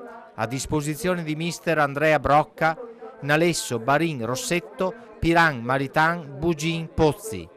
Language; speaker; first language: Italian; native; Italian